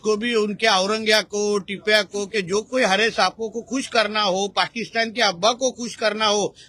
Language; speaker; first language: Hindi; non-native, local second language; Marathi